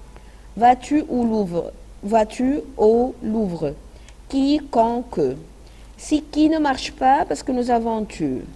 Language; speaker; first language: French; non-native, fluent; Arabic